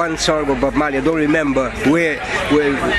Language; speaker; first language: English; non-native, fluent; Italian